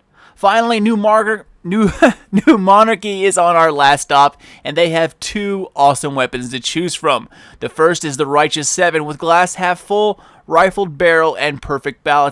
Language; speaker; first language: English; native; English